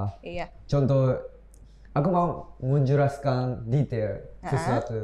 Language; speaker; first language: Indonesian; non-native, learner; Japanese